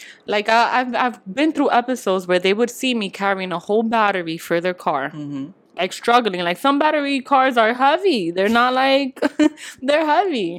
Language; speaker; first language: English; early bilingual, other home language; Spanish